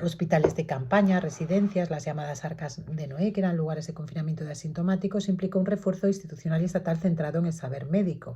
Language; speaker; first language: Spanish; native; Spanish